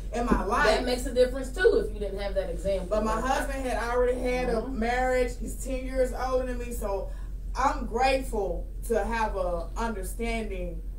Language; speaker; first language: English; native; English